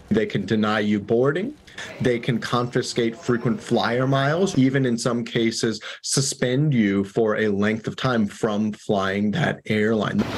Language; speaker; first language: English; native; English